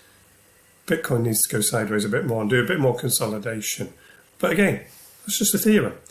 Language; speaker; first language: English; native; English